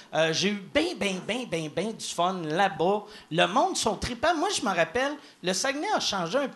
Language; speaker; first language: French; native; French